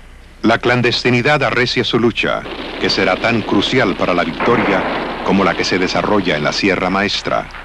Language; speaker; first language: Spanish; native; Spanish